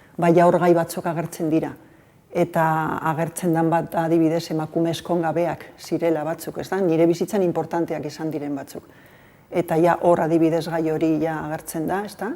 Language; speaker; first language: Basque; non-native, local second language; Spanish